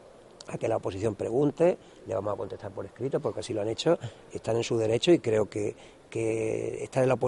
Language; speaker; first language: Spanish; native; Spanish